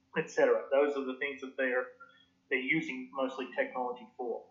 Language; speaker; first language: English; native; English